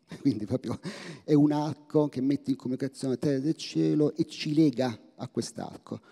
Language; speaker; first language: Italian; native; Italian